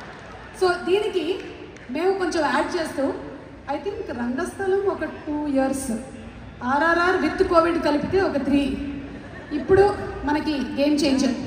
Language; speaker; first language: Telugu; native; Telugu